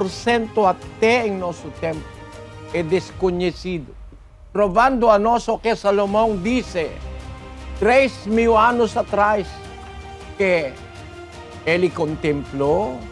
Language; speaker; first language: Portuguese; non-native, learner; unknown